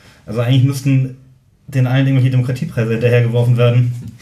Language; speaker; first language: German; native; German